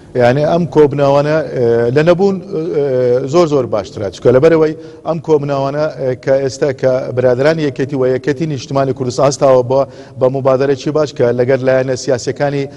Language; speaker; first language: Central Kurdish; non-native, local second language; Azerbaijani